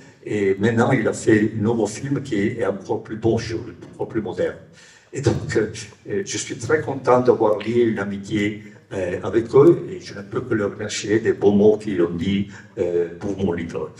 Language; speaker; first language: French; non-native, fluent; Italian